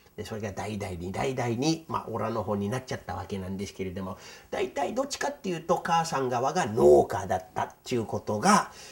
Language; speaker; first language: Japanese; non-native, fluent; English